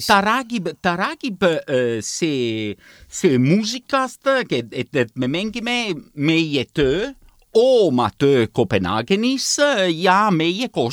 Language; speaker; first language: Estonian; non-native, learner; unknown